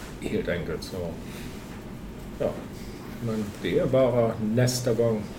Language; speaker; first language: Swedish; non-native, fluent; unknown